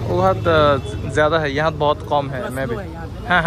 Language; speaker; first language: Hindi; non-native, learner; Bangla